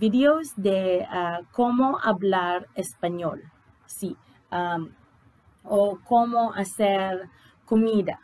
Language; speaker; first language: Spanish; non-native, learner; English